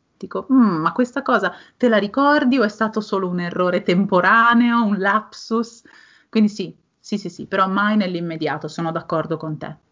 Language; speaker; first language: Italian; native; Italian